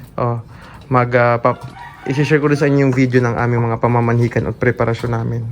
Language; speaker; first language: Filipino; native; Filipino